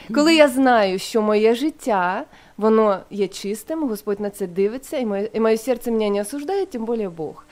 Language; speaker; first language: Ukrainian; non-native, local second language; Russian